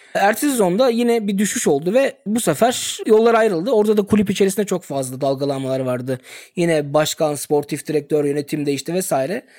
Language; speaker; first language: Turkish; early bilingual, heritage; Turkish